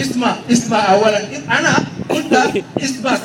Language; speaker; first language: Arabic; non-native, learner; Swahili